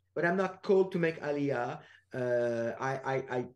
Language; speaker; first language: English; non-native, fluent; French